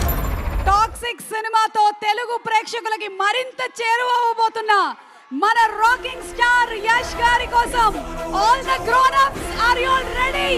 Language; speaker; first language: Telugu; native; Telugu